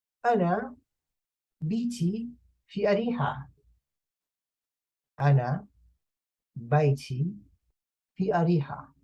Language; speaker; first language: Arabic; non-native, fluent; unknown